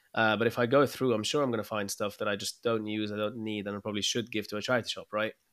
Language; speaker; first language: English; early bilingual, other home language; Arabic